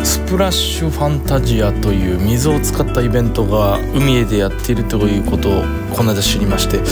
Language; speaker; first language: Japanese; native; Japanese